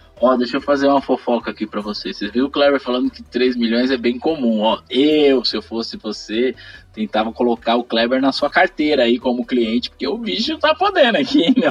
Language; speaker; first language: Portuguese; native; Portuguese